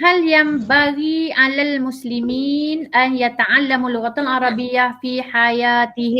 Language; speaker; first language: Arabic; non-native, fluent; Malay